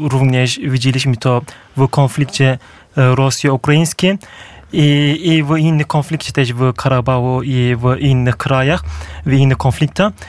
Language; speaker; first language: Polish; non-native, fluent; Turkish